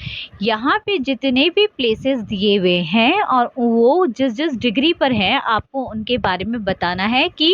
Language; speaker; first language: Hindi; native; Hindi